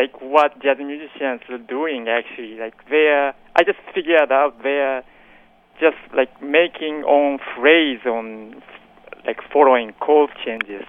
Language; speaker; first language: English; non-native, fluent; Japanese